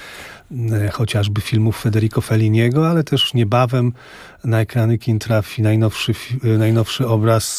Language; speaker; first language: Polish; native; Polish